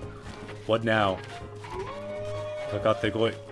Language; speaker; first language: Japanese; non-native, fluent; English